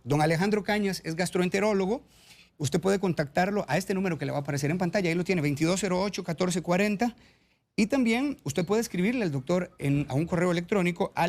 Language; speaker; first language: Spanish; native; Spanish